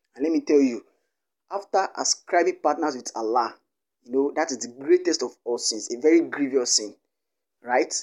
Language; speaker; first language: English; non-native, local second language; Yoruba